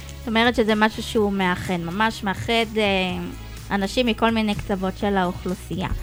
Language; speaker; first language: Hebrew; native; Hebrew